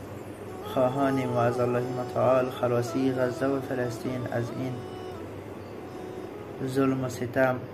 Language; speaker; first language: Persian; native; Persian